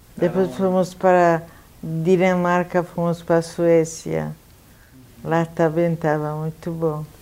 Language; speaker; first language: Portuguese; non-native, fluent; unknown